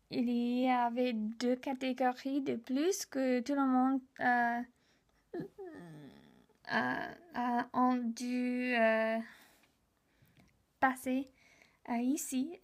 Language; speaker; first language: French; non-native, learner; English